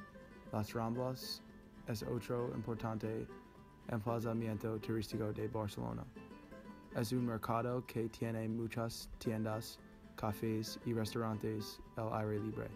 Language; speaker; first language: Spanish; non-native, learner; English